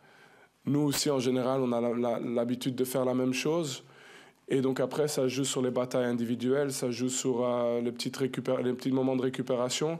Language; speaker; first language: French; native; French